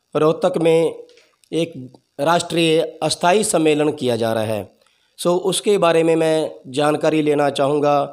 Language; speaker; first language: Hindi; non-native, local second language; Punjabi